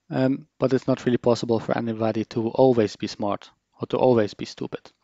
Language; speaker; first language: English; non-native, fluent; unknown